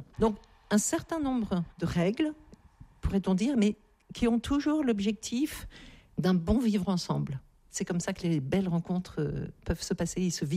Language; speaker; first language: French; native; French